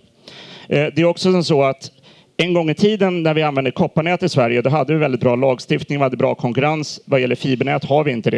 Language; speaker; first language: Swedish; native; Swedish